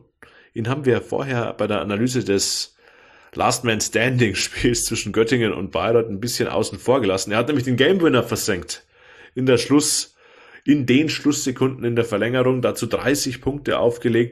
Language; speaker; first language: German; native; German